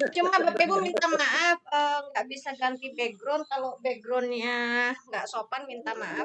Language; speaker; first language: Indonesian; native; Indonesian